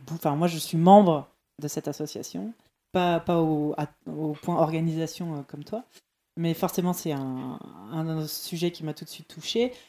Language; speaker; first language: French; native; French